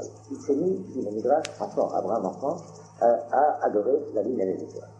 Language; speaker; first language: French; native; French